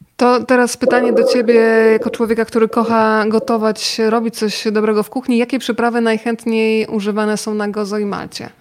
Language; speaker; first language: Polish; native; Polish